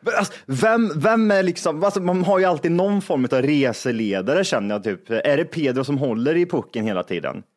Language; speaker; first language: Swedish; early bilingual, other home language; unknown